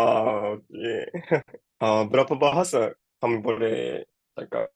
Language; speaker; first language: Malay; non-native, learner; Japanese